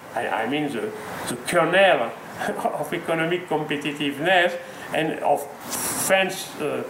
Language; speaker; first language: English; non-native, fluent; French